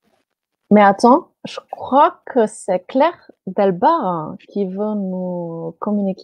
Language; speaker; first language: French; non-native, fluent; Slovenian